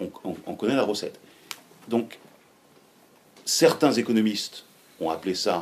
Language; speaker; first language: French; native; French